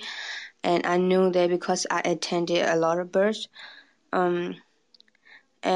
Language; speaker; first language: English; non-native, fluent; Burmese